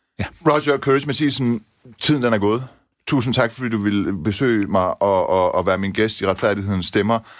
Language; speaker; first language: Danish; early bilingual, other home language; Persian